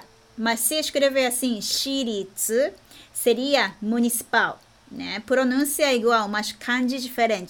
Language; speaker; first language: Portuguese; non-native, fluent; Japanese